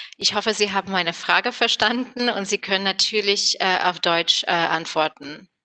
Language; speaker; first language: German; non-native, fluent; English